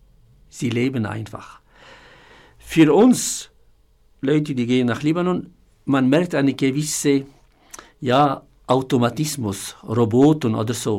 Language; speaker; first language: German; non-native, fluent; Arabic